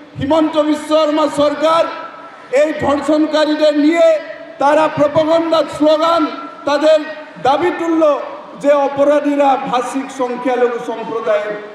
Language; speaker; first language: Bangla; non-native, learner; Assamese